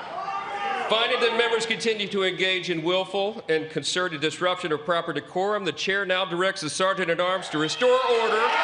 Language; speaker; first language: English; native; English